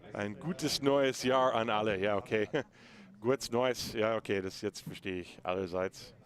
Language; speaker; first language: German; non-native, learner; English